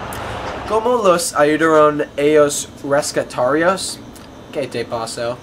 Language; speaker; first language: Spanish; non-native, learner; English